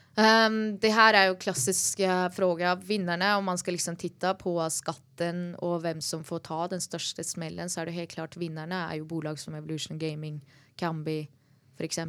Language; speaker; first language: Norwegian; early bilingual, other home language; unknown